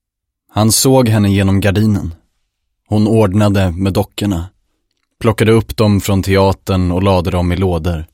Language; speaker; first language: Swedish; native; Swedish